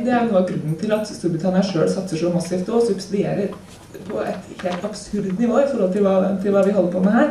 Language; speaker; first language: Norwegian; native; Norwegian